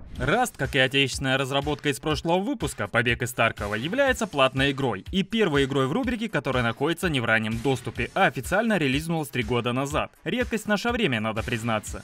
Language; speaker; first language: Russian; native; Russian